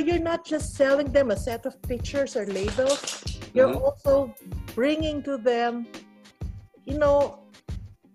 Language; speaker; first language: English; non-native, local second language; Filipino